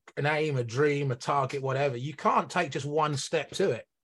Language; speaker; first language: English; native; English